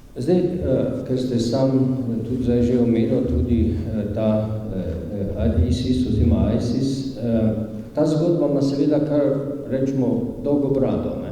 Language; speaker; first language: Slovenian; native; Slovenian